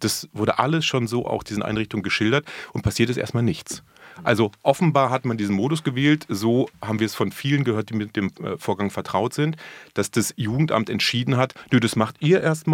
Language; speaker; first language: German; native; German